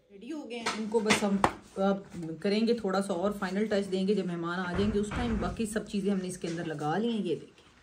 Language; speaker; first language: Urdu; native; Urdu